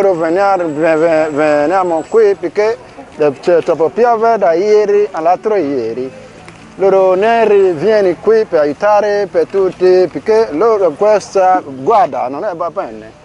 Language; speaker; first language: Italian; non-native, learner; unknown